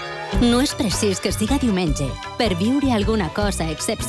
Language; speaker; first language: Catalan; native; Catalan